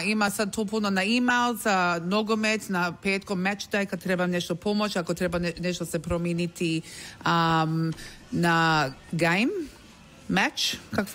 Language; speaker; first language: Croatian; early bilingual, heritage; English